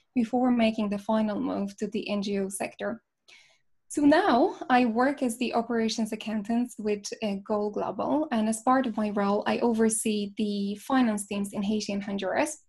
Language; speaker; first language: English; non-native, fluent; Polish